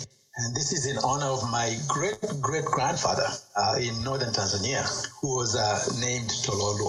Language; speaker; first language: English; non-native, local second language; Swahili